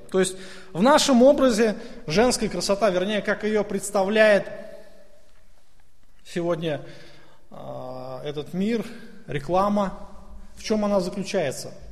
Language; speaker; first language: Russian; native; Russian